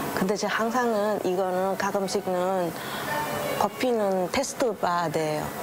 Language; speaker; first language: Korean; non-native, fluent; Vietnamese